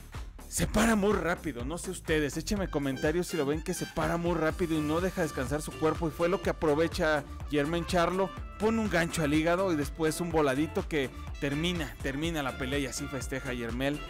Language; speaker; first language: Spanish; native; Spanish